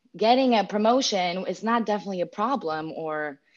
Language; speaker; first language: English; non-native, fluent; Greek